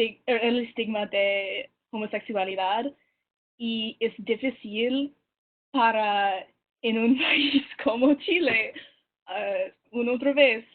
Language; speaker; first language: Spanish; non-native, learner; English